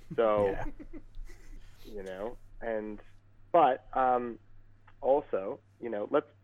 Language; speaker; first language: English; native; English